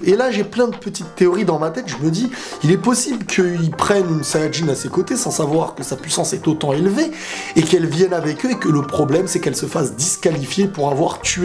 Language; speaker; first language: French; native; French